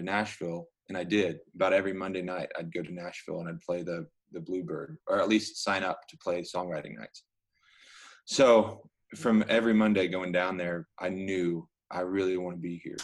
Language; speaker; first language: English; native; English